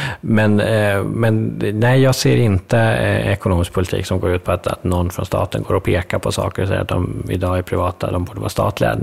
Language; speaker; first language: Swedish; early bilingual, other home language; Persian